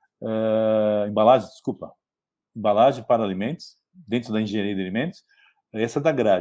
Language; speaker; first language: Portuguese; native; Portuguese